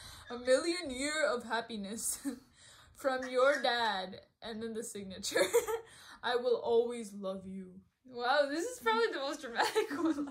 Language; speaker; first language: English; early bilingual, other home language; Spanish